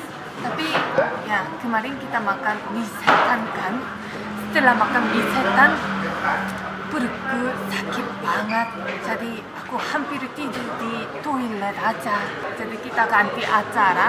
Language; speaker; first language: Indonesian; non-native, fluent; Korean